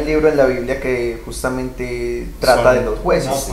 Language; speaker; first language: Spanish; native; Spanish